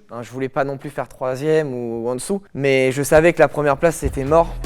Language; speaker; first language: French; native; French